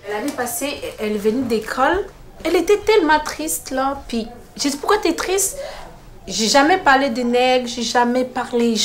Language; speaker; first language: French; non-native, fluent; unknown